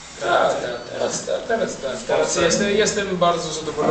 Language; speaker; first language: Polish; non-native, learner; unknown